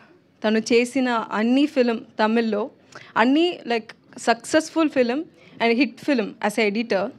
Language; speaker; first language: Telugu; non-native, local second language; Tamil